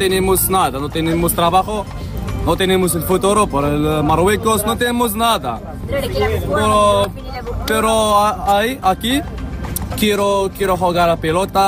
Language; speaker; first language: Spanish; non-native, learner; Arabic